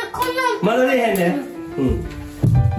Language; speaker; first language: Japanese; native; Japanese